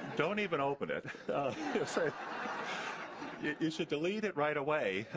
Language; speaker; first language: English; native; English